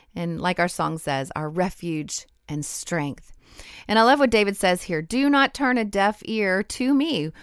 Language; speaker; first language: English; native; English